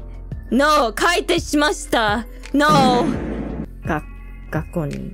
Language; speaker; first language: Japanese; non-native, learner; English